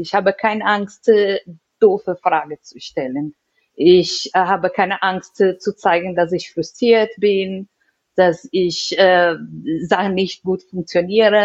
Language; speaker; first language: German; non-native, fluent; Portuguese